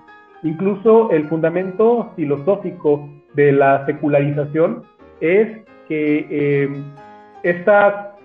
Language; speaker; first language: Spanish; native; Spanish